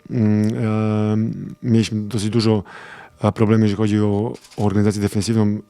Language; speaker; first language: Polish; non-native, fluent; Serbian